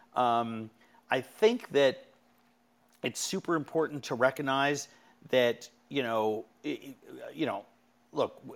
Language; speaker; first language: English; native; English